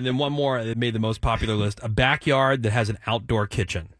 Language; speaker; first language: English; native; English